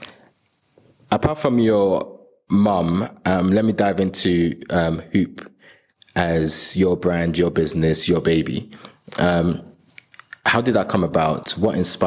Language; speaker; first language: English; non-native, local second language; Yoruba